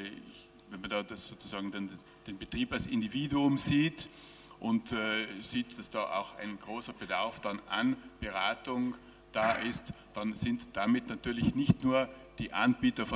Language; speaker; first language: German; native; German